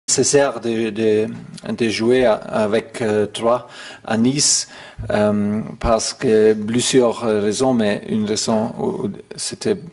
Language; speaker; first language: French; non-native, learner; German